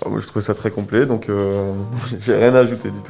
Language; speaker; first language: French; native; French